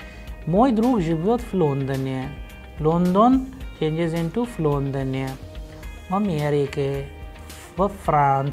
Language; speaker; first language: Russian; non-native, fluent; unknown